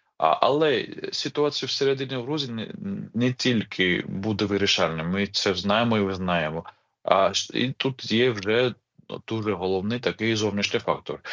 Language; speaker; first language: Ukrainian; non-native, fluent; Georgian